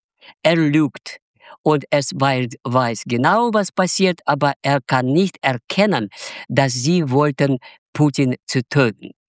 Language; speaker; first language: German; non-native, fluent; Russian